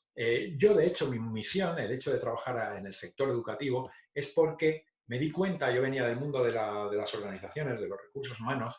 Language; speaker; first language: Spanish; native; Spanish